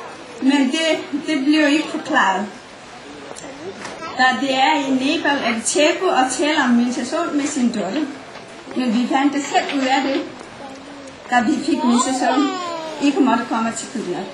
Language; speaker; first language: Danish; non-native, fluent; Nepali